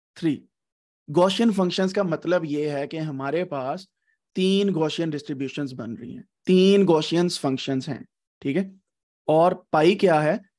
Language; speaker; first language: Urdu; non-native, local second language; Punjabi